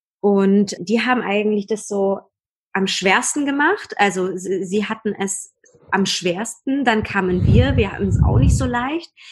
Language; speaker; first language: German; early bilingual, other home language; Persian